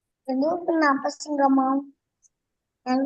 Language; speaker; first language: Indonesian; native; Indonesian